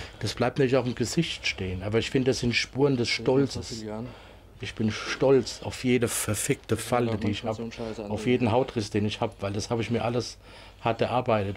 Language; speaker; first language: German; native; German